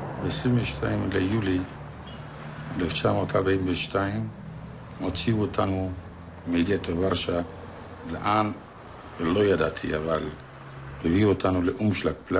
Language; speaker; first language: Hebrew; non-native, fluent; Polish